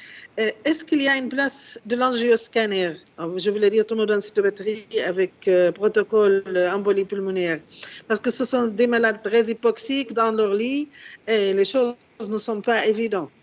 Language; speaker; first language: French; non-native, fluent; Arabic